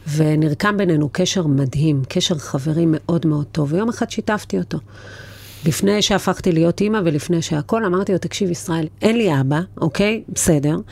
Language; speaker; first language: Hebrew; native; Hebrew